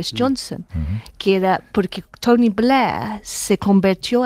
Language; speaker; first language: Spanish; non-native, fluent; English